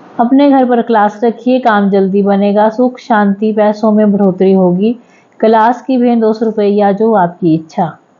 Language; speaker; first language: Hindi; native; Hindi